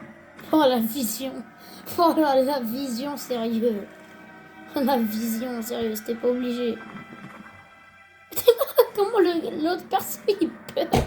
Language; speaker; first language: French; native; French